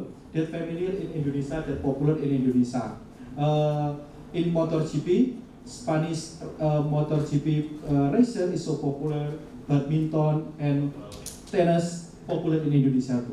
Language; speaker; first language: English; non-native, learner; Indonesian